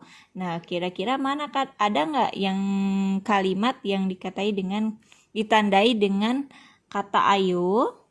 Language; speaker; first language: Indonesian; native; Indonesian